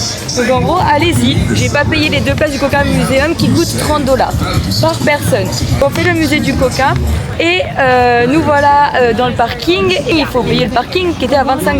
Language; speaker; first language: French; native; French